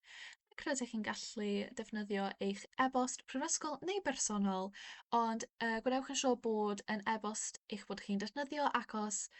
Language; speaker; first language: Welsh; non-native, local second language; English